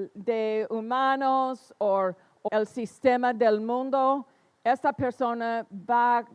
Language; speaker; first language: Spanish; non-native, fluent; English